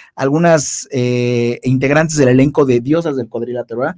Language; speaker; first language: Spanish; native; Spanish